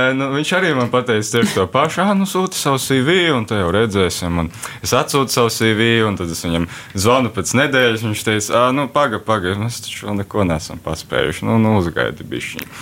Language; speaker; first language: Latvian; early bilingual, heritage; Latvian